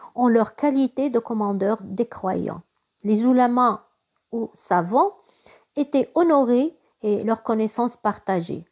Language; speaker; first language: French; non-native, local second language; Arabic